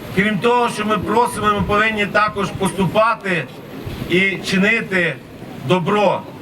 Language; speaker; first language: Ukrainian; non-native, local second language; Romanian